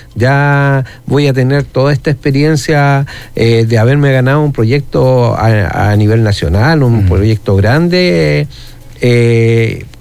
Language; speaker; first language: Spanish; native; Spanish